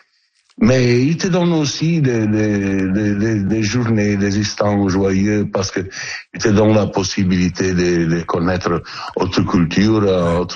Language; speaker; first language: French; non-native, learner; Italian